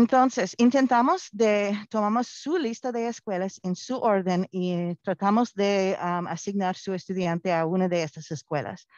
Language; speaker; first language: Spanish; non-native, fluent; English